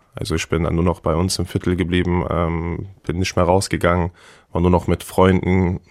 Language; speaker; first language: German; native; German